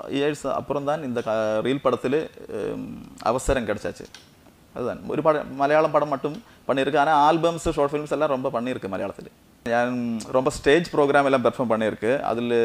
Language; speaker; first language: Tamil; non-native, local second language; Malayalam